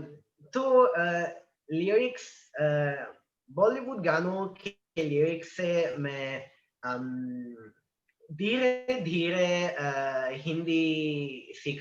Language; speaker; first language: Hindi; non-native, learner; Italian